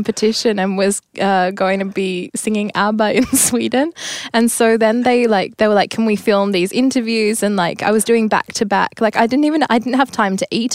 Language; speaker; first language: English; native; English